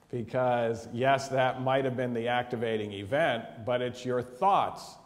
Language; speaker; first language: English; native; English